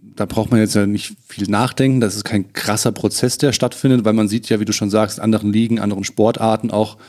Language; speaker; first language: German; native; German